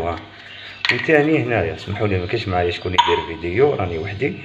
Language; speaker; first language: Arabic; native; Arabic